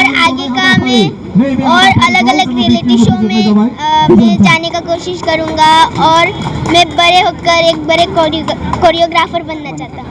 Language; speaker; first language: Hindi; non-native, local second language; Bodo